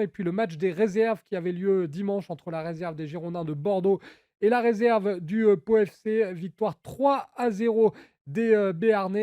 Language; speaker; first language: French; native; French